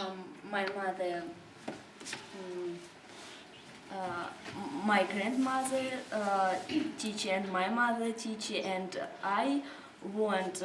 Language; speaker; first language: English; non-native, learner; Russian